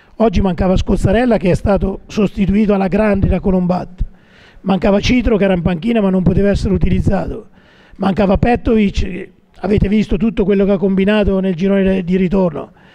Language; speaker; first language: Italian; native; Italian